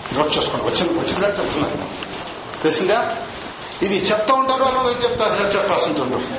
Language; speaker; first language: Telugu; non-native, local second language; Urdu